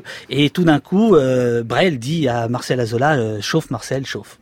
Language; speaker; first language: French; native; French